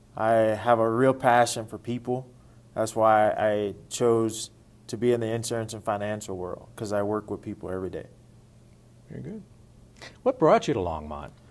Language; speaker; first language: English; native; English